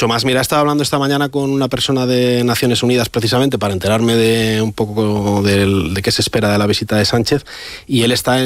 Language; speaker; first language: Spanish; native; Spanish